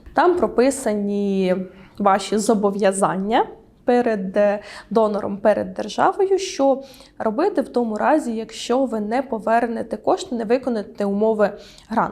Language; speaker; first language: Ukrainian; native; Ukrainian